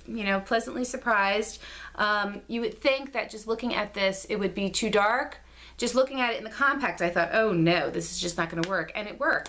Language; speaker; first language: English; native; English